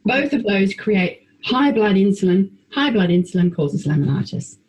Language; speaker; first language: English; native; English